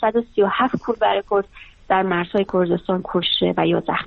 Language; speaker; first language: Persian; native; Persian